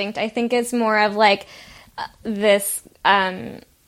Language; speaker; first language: English; native; English